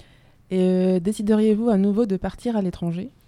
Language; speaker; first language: French; native; French